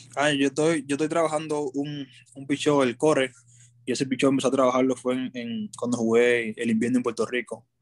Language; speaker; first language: Spanish; native; Spanish